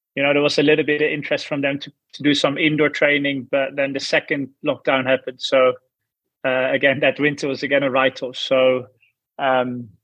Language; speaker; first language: English; non-native, fluent; Dutch